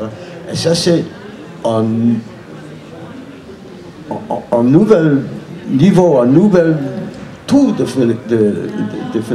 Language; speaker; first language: French; non-native, learner; English